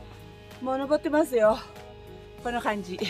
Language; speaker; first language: Japanese; non-native, learner; Filipino